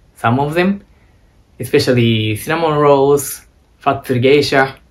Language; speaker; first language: English; non-native, fluent; Japanese